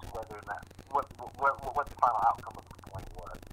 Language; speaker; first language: English; native; English